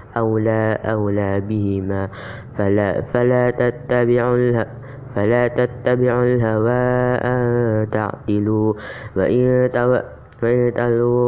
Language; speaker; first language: Arabic; non-native, learner; Indonesian